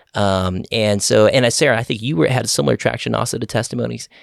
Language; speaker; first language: English; native; English